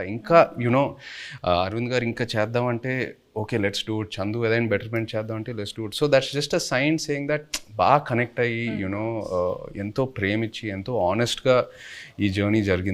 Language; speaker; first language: Telugu; native; Telugu